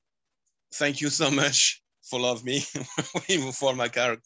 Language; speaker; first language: English; non-native, learner; French